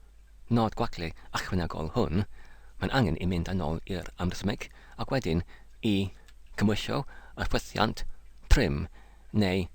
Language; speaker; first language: Welsh; non-native, learner; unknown